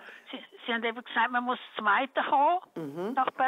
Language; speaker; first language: German; native; German